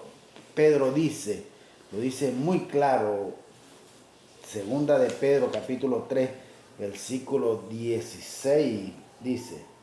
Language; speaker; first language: Spanish; native; Spanish